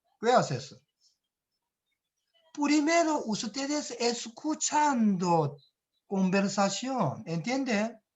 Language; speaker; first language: Spanish; non-native, learner; Korean